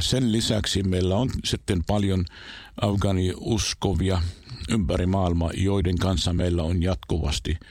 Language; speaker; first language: Finnish; non-native, fluent; Arabic